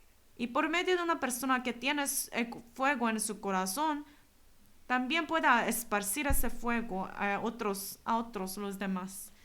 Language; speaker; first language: Spanish; non-native, fluent; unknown